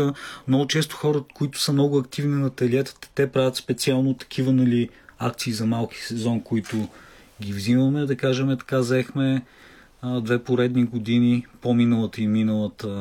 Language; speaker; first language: Bulgarian; native; Bulgarian